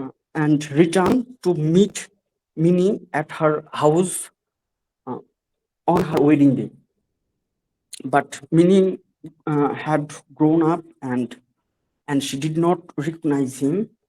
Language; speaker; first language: English; non-native, learner; Bangla